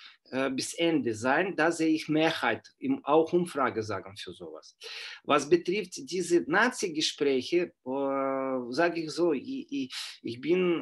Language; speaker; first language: German; non-native, fluent; Russian